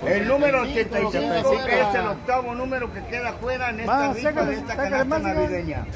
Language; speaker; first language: Spanish; native; Spanish